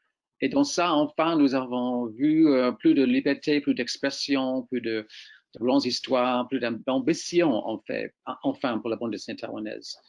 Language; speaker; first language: French; non-native, fluent; English